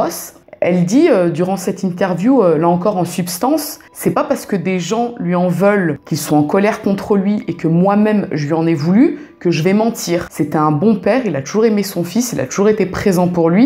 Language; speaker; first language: French; native; French